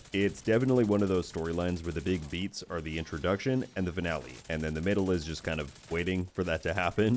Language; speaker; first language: English; native; English